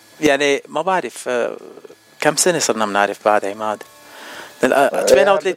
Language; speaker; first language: Arabic; native; Arabic